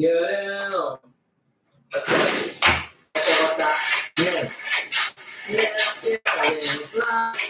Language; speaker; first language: English; non-native, learner; Filipino